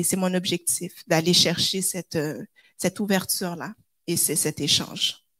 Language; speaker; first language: French; native; French